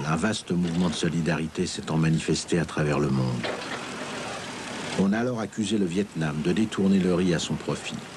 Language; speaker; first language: French; native; French